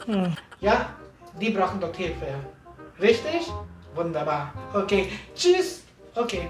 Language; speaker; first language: German; non-native, learner; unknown